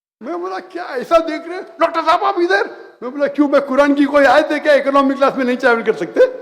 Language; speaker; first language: Hindi; non-native, local second language; Konkani